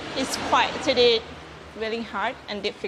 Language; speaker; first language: English; non-native, learner; Thai